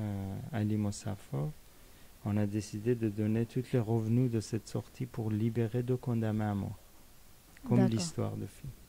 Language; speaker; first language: French; non-native, fluent; Persian